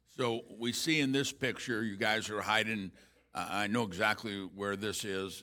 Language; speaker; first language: English; native; English